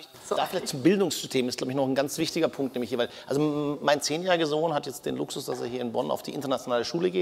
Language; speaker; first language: German; native; German